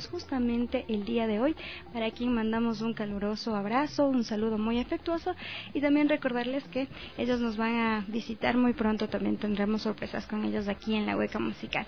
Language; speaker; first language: Spanish; native; Spanish